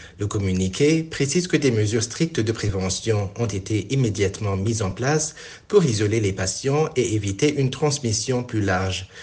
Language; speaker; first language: French; non-native, local second language; Rundi